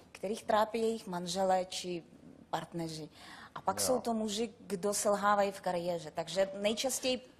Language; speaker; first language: Czech; non-native, fluent; Russian